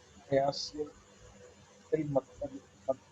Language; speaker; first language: Arabic; non-native, learner; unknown